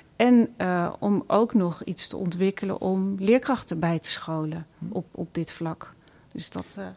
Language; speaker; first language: Dutch; native; Dutch